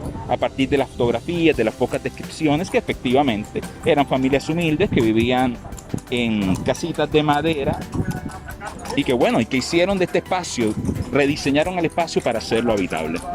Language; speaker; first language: Spanish; native; Spanish